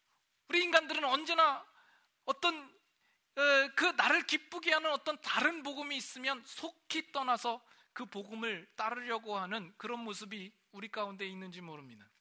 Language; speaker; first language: Korean; native; Korean